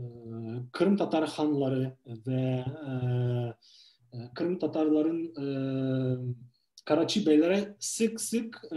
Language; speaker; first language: Turkish; non-native, fluent; Ukrainian